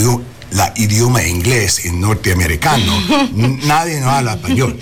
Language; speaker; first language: Spanish; early bilingual, heritage; Spanish